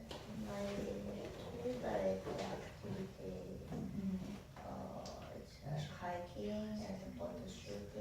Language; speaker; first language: English; non-native, learner; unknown